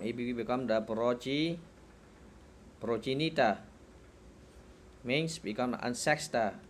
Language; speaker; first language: English; non-native, learner; Vietnamese